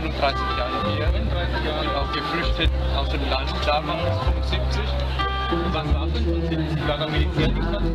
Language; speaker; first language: German; non-native, fluent; Lao